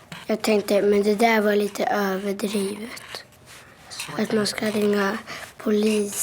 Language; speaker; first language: Swedish; native; Swedish